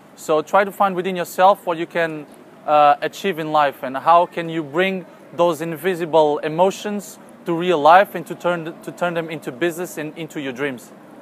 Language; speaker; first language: English; non-native, fluent; Portuguese